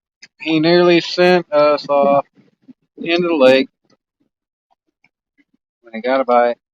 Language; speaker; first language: English; native; English